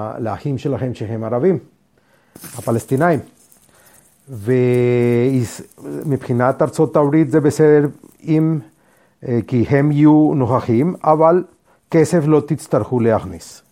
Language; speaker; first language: Hebrew; non-native, fluent; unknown